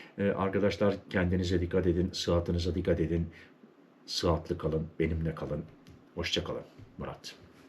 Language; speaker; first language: Turkish; native; Turkish